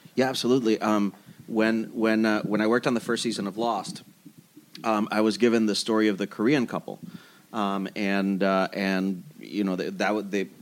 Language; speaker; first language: English; early bilingual, other home language; Spanish